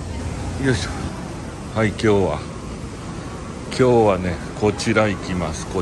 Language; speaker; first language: Japanese; native; Japanese